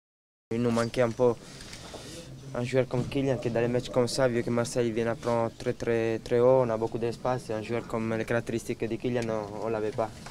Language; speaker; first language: French; non-native, fluent; Italian